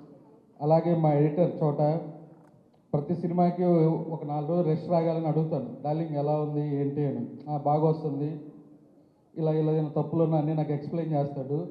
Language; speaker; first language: Telugu; native; Telugu